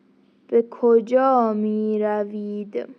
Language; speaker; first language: Persian; non-native, fluent; Turkish